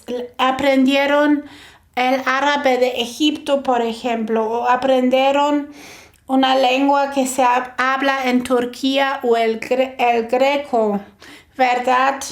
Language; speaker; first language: Spanish; non-native, fluent; German